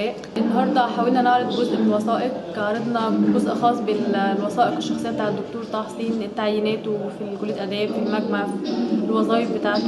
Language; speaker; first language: Arabic; native; Arabic